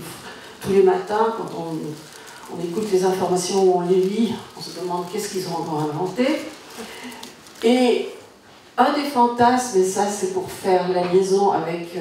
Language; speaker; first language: French; native; French